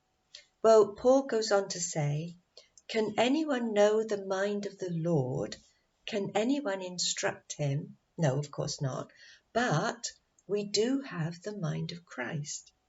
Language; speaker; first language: English; native; English